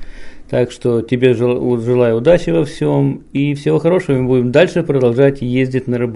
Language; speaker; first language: Russian; native; Russian